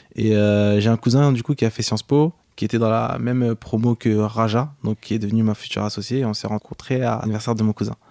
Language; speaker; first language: French; native; French